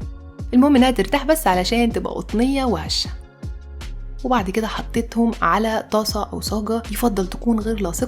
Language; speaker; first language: Arabic; native; Arabic